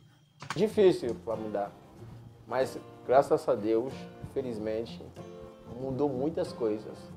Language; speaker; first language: Portuguese; non-native, fluent; Haitian Creole